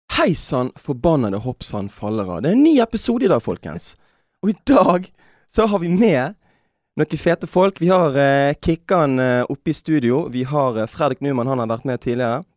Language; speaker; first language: Norwegian; native; Norwegian